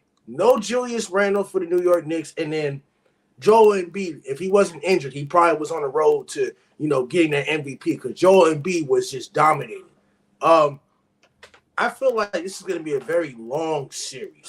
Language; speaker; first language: English; native; English